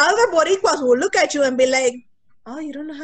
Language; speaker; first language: English; early bilingual, other home language; Spanish